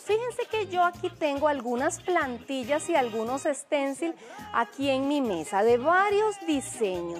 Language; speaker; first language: Spanish; native; Spanish